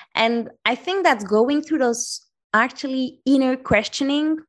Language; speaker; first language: English; non-native, fluent; Arabic